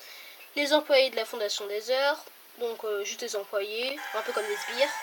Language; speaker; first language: French; native; French